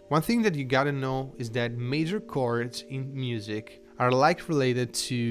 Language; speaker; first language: English; non-native, fluent; Italian